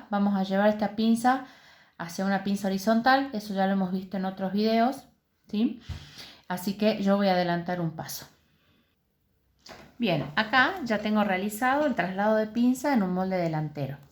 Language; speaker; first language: Spanish; native; Spanish